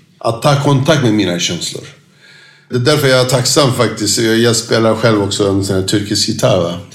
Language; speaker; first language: Swedish; non-native, fluent; Turkish